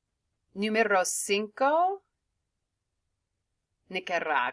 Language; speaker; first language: Spanish; non-native, fluent; English